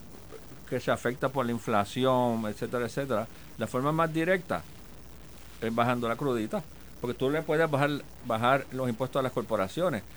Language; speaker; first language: Spanish; native; Spanish